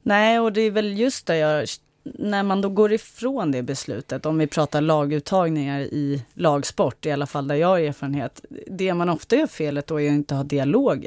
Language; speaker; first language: Swedish; native; Swedish